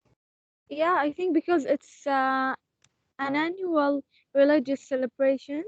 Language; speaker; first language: English; non-native, learner; Arabic